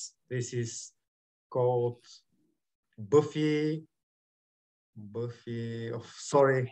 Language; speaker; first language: English; non-native, learner; Bulgarian